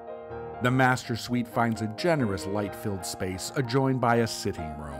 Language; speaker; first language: English; native; English